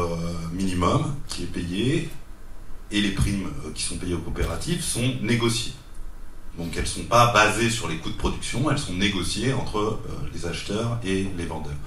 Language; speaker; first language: French; native; French